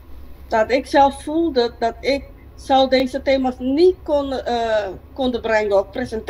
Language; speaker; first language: Dutch; non-native, local second language; Papiamento